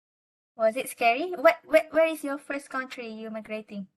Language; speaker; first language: English; non-native, local second language; Malay